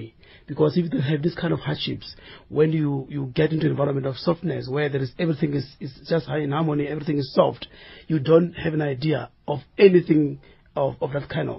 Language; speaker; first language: English; non-native, local second language; Northern Sotho